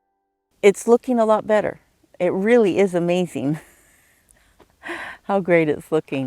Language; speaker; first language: English; native; English